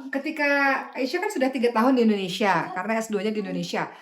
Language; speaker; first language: Indonesian; native; Indonesian